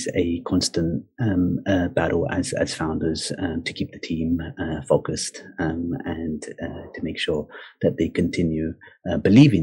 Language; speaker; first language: English; native; English